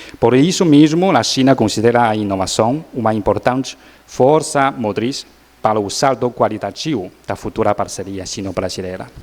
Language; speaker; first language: Portuguese; non-native, learner; Chinese